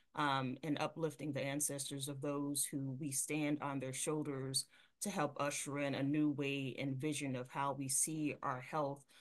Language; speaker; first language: English; native; English